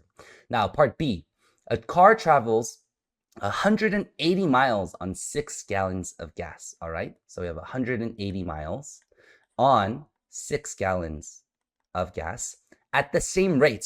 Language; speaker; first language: English; native; English